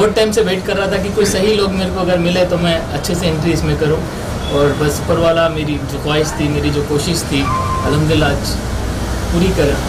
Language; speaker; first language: Hindi; early bilingual, heritage; Hindi